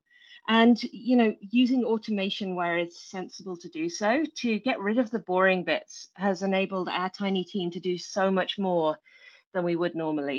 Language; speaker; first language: English; native; English